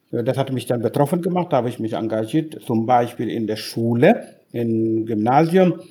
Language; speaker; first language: German; non-native, fluent; Wolof